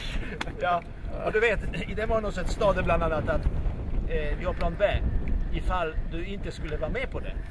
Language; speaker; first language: Swedish; non-native, fluent; Polish